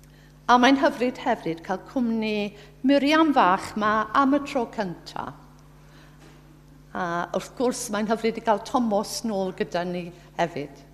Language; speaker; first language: Welsh; native; Welsh